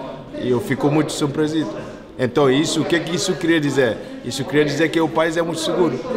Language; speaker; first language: Portuguese; non-native, learner; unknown